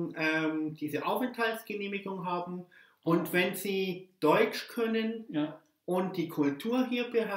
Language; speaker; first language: German; early bilingual, other home language; English